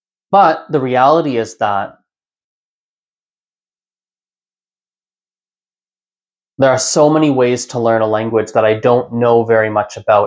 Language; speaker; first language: English; native; English